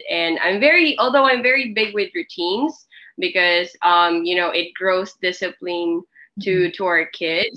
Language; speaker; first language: English; non-native, local second language; Filipino